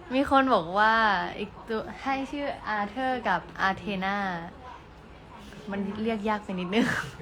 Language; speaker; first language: Thai; native; Thai